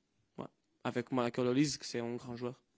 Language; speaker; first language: French; non-native, fluent; Portuguese